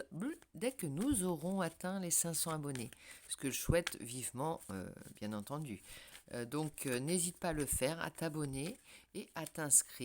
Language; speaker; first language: French; native; French